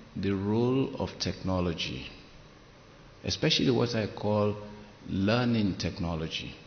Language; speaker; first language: English; non-native, local second language; Yoruba